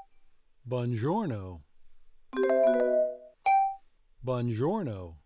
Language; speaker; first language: Italian; non-native, learner; English